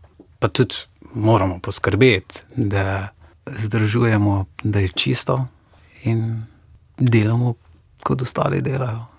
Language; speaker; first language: Slovenian; non-native, fluent; Persian